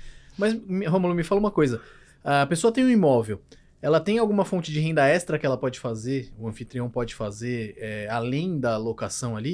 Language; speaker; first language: Portuguese; native; Portuguese